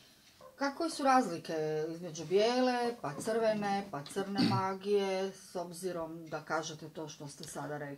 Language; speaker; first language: Croatian; native; Croatian